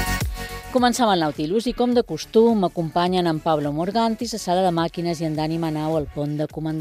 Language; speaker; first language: Catalan; native; Catalan